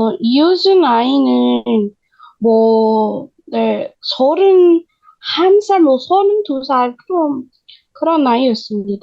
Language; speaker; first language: Korean; non-native, learner; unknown